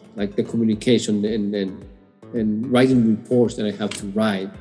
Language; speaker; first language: English; non-native, fluent; Spanish